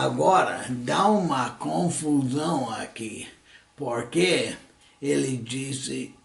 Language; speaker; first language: Portuguese; early bilingual, other home language; English